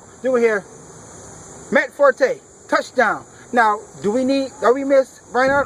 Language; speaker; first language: English; native; English